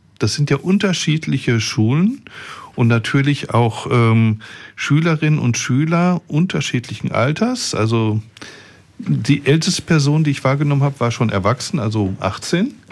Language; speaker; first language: German; native; German